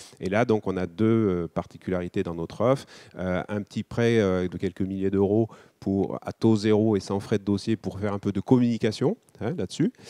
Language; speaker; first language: French; native; French